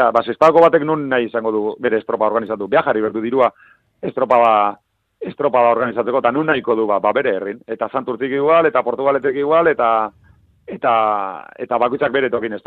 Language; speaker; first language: Basque; native; Basque